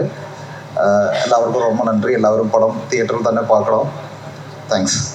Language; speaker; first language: Tamil; non-native, learner; Malayalam